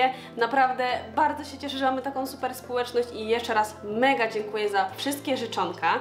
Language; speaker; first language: Polish; native; Polish